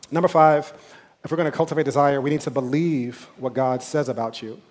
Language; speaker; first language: English; native; English